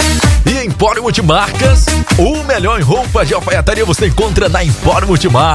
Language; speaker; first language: Portuguese; native; Portuguese